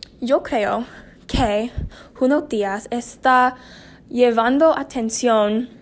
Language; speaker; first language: Spanish; non-native, learner; English